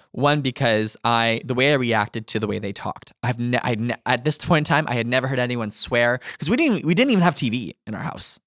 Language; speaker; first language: English; native; English